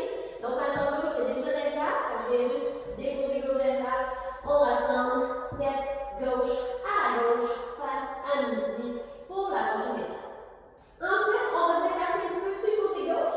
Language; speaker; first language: French; native; French